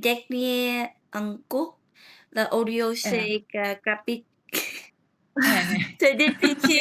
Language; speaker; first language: French; non-native, learner; Vietnamese